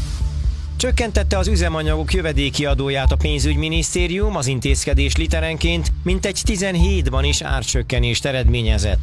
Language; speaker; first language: Hungarian; native; Hungarian